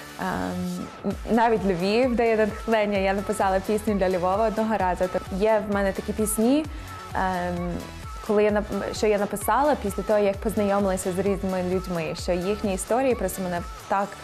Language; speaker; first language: Ukrainian; non-native, fluent; English